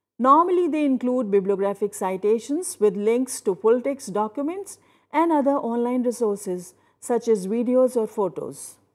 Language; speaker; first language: English; non-native, local second language; Hindi